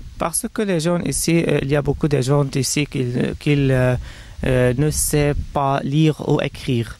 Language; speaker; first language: French; non-native, learner; Arabic